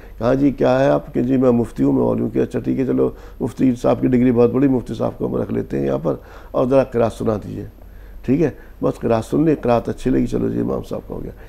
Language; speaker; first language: Urdu; native; Urdu